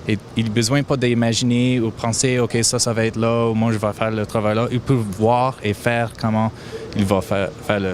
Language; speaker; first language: French; non-native, fluent; English